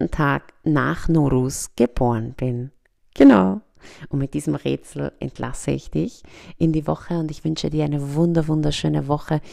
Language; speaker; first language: German; early bilingual, other home language; Persian